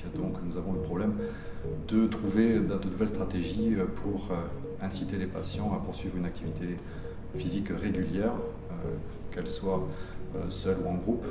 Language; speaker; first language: French; native; French